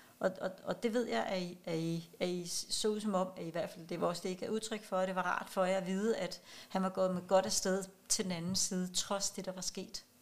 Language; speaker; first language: Danish; non-native, local second language; Kalaallisut